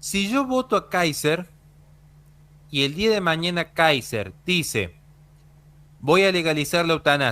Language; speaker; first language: Spanish; native; Spanish